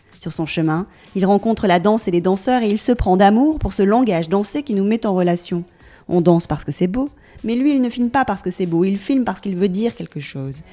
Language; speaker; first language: French; native; French